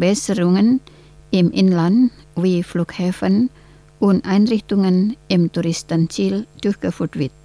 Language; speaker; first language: German; non-native, fluent; Indonesian